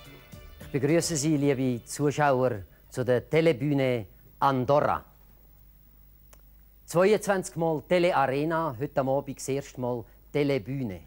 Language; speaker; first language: German; native; German